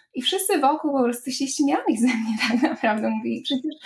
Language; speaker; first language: Polish; native; Polish